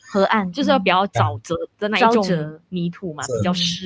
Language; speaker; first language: Chinese; native; Chinese